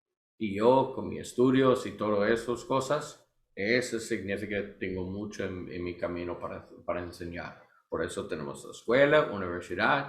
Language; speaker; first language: Spanish; non-native, learner; English